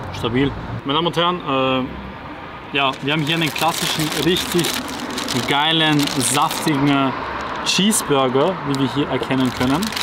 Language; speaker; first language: German; early bilingual, other home language; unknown